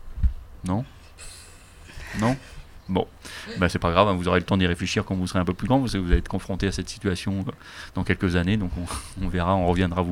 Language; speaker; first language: French; native; French